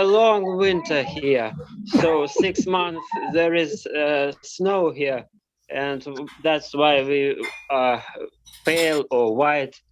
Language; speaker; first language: English; non-native, learner; Russian